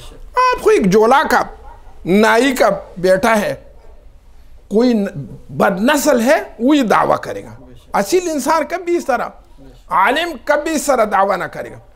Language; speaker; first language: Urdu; non-native, local second language; Pashto